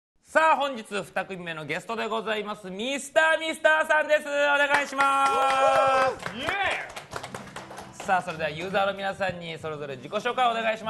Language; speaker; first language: Japanese; native; Japanese